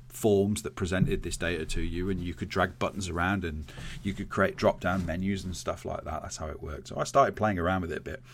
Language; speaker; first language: English; native; English